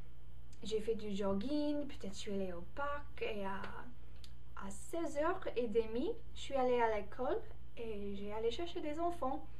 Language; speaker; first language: French; non-native, learner; English